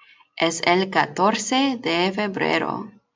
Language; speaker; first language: Spanish; non-native, fluent; English